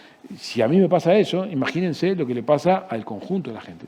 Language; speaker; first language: Spanish; native; Spanish